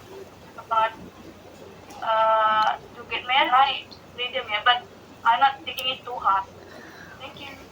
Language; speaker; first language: English; non-native, learner; Indonesian